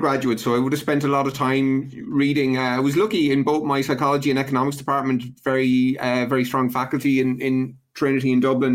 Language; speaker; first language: English; native; English